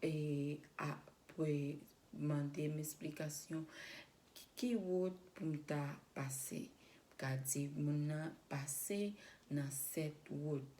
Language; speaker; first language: French; non-native, learner; Spanish